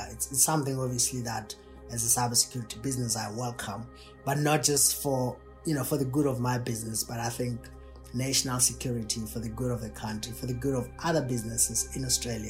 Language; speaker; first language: English; non-native, local second language; Tswana